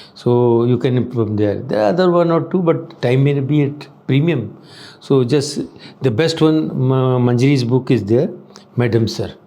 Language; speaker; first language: English; non-native, local second language; Hindi